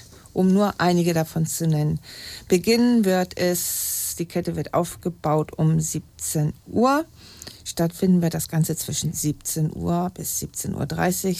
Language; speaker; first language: German; native; German